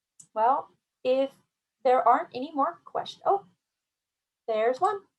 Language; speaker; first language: English; native; English